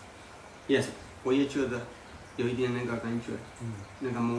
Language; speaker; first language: Chinese; non-native, fluent; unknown